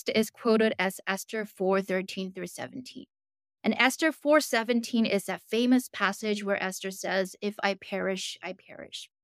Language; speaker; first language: English; early bilingual, other home language; Korean